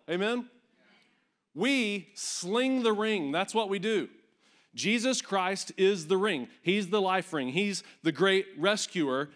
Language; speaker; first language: English; native; English